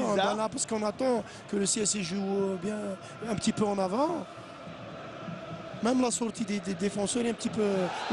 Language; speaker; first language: French; non-native, local second language; Arabic